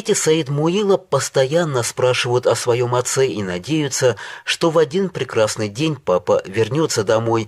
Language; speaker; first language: Russian; non-native, local second language; Tajik